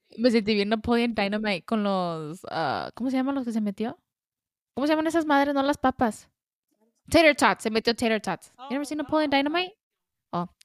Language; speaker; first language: Spanish; early bilingual, heritage; Spanish